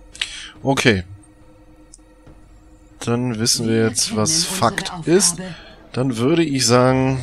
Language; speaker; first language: German; native; German